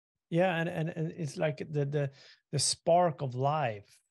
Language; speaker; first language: English; non-native, fluent; Swedish